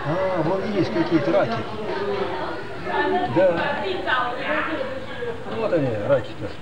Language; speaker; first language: Russian; native; Russian